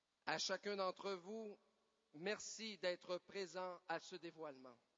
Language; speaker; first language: French; native; French